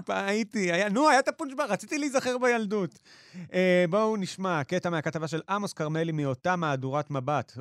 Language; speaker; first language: Hebrew; native; Hebrew